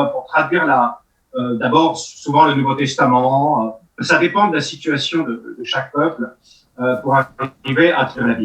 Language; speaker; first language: French; native; French